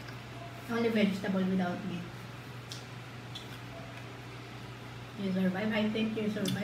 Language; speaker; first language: English; non-native, learner; Filipino